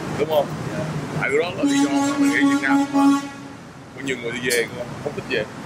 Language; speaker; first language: Vietnamese; early bilingual, heritage; Vietnamese